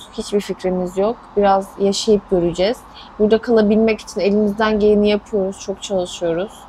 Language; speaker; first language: Turkish; native; Turkish